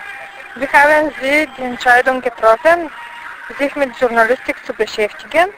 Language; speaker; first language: German; non-native, learner; Bulgarian